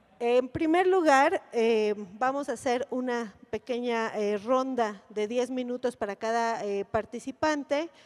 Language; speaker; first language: Spanish; native; Spanish